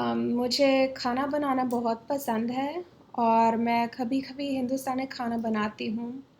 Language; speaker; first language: Hindi; non-native, learner; English